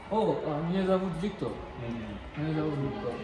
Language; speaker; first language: Russian; non-native, learner; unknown